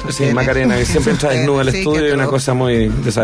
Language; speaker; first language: Spanish; native; Spanish